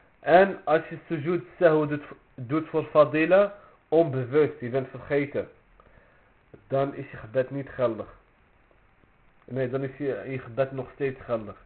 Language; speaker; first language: Dutch; early bilingual, other home language; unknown